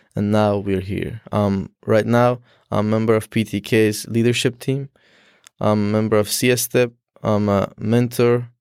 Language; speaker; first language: English; non-native, learner; Persian